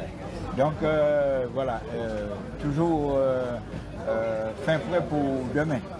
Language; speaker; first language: French; native; French